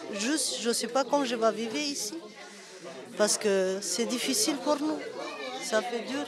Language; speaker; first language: French; non-native, learner; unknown